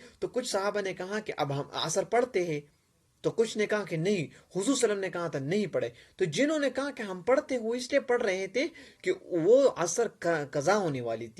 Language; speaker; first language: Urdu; non-native, local second language; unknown